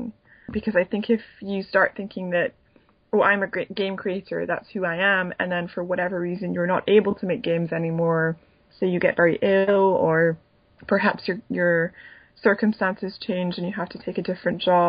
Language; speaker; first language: English; native; English